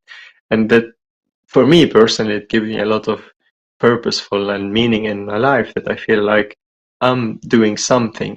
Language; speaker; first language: English; non-native, fluent; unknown